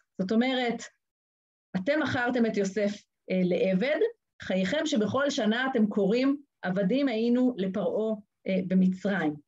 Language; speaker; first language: Hebrew; native; Hebrew